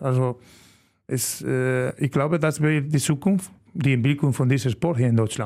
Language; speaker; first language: German; non-native, learner; Spanish